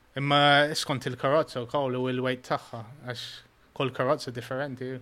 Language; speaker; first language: Maltese; early bilingual, heritage; Maltese